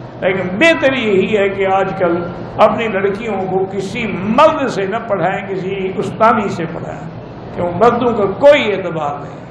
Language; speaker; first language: Urdu; native; Urdu